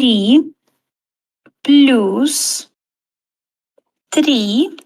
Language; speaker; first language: Russian; non-native, learner; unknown